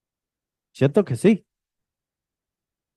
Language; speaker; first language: Spanish; non-native, fluent; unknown